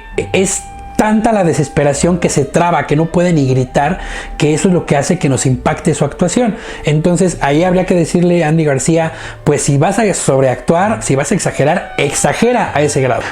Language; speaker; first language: Spanish; native; Spanish